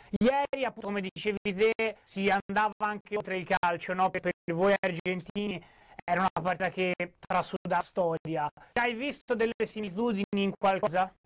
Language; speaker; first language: Italian; native; Italian